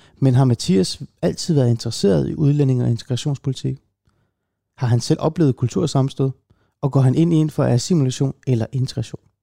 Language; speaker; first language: Danish; early bilingual, other home language; Persian